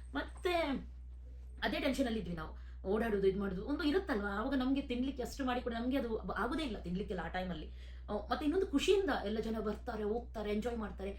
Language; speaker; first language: Kannada; non-native, local second language; Konkani